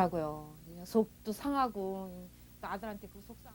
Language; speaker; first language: Korean; early bilingual, heritage; Korean